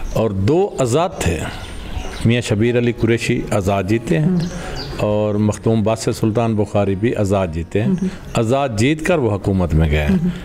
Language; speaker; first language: Urdu; non-native, local second language; Saraiki